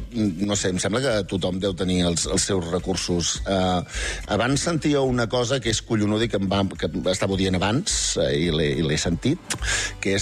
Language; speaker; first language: Catalan; native; Catalan